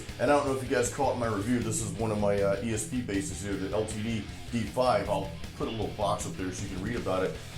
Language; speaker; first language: English; native; English